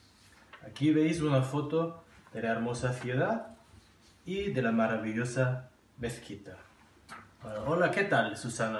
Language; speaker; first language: Spanish; non-native, fluent; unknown